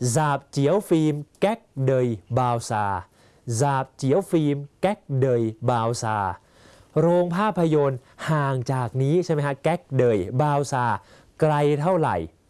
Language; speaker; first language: Thai; native; Thai